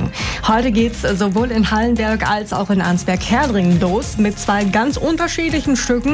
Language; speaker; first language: German; native; German